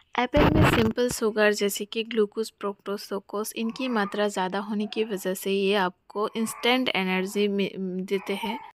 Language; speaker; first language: Hindi; non-native, local second language; Bangla